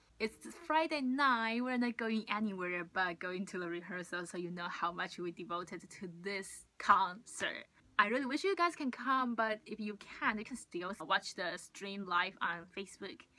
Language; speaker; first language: English; non-native, fluent; Chinese